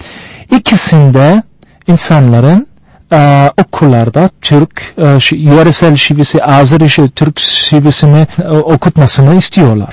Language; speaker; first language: Turkish; non-native, fluent; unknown